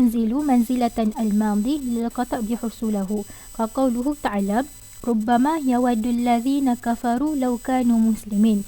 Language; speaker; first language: Arabic; non-native, learner; Malay